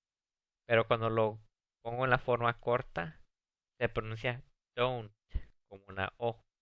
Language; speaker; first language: Spanish; early bilingual, heritage; Spanish